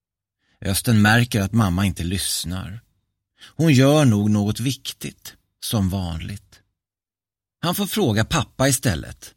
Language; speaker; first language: Swedish; native; Swedish